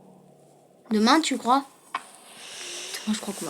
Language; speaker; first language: French; native; French